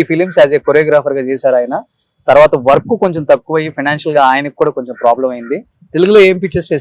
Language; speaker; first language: Telugu; native; Telugu